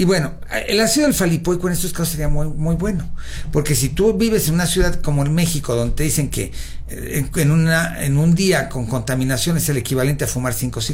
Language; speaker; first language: Spanish; native; Spanish